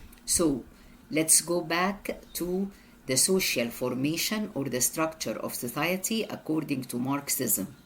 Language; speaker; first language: English; non-native, fluent; Arabic